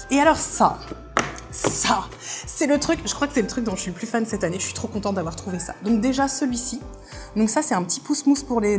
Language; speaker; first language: French; native; French